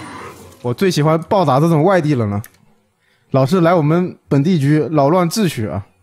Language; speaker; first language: Chinese; native; Chinese